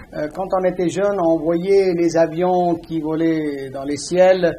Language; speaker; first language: French; non-native, fluent; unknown